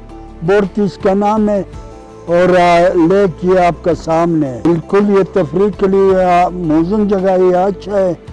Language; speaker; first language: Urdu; non-native, local second language; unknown